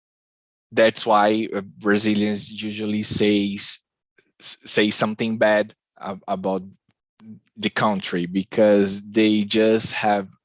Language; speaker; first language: English; non-native, learner; Portuguese